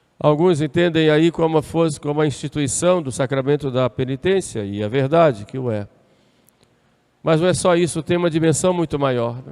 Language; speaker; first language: Portuguese; native; Portuguese